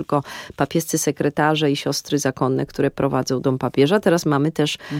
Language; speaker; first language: Polish; native; Polish